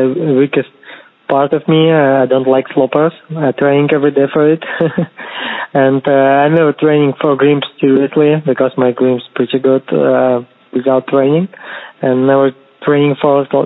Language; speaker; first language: English; non-native, learner; Kazakh